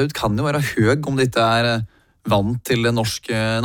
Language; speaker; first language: Norwegian; native; Norwegian